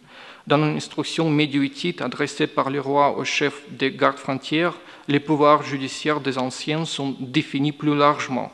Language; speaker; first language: French; non-native, fluent; Russian